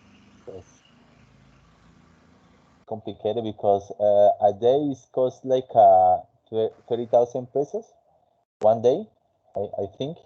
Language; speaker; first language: English; non-native, fluent; Spanish